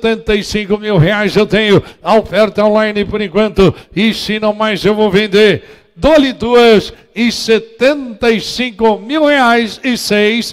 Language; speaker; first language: Portuguese; native; Portuguese